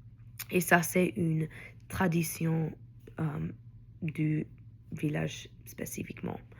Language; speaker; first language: French; non-native, learner; English